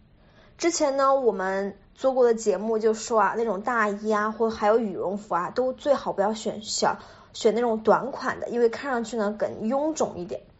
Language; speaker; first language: Chinese; native; Chinese